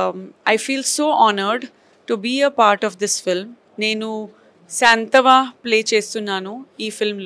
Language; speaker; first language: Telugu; non-native, fluent; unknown